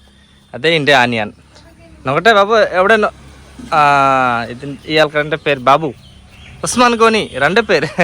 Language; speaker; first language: Malayalam; non-native, learner; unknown